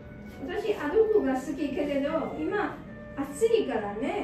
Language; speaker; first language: Japanese; non-native, fluent; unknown